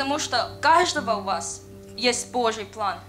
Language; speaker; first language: Russian; non-native, learner; Korean